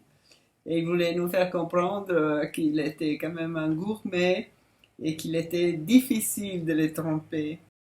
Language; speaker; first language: French; non-native, fluent; Italian